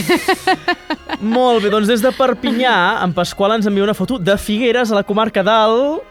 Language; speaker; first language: Catalan; native; Catalan